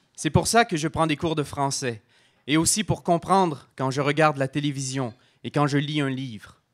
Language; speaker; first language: French; native; French